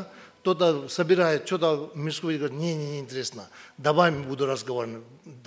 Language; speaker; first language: Russian; non-native, learner; Tibetan